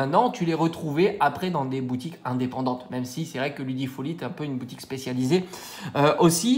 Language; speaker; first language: French; native; French